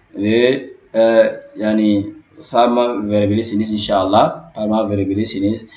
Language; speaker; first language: Turkish; non-native, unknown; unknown